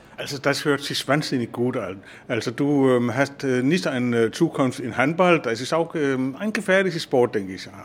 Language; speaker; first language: German; non-native, fluent; Danish